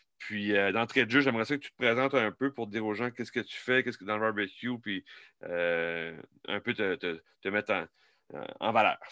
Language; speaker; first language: French; native; French